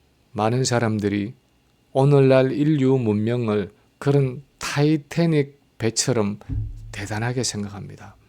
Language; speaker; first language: Korean; native; Korean